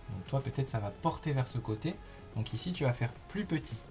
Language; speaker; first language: French; native; French